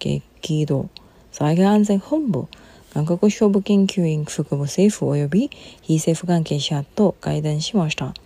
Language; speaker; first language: Japanese; non-native, fluent; Indonesian